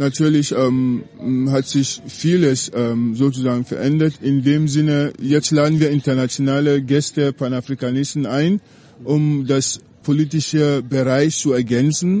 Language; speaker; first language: German; non-native, fluent; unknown